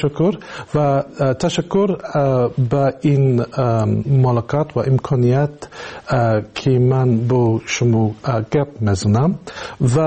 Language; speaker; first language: Tajik; non-native, learner; English